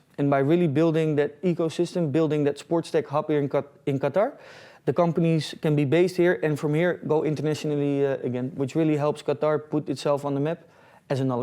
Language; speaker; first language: English; non-native, fluent; Dutch